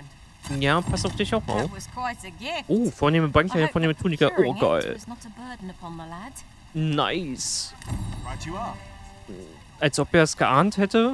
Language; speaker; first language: German; native; German